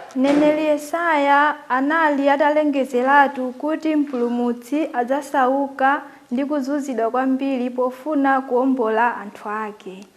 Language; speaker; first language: Nyanja; native; Nyanja